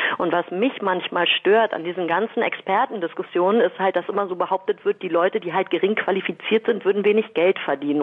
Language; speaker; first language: German; native; German